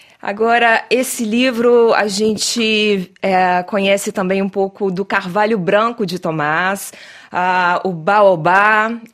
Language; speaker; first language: Portuguese; native; Portuguese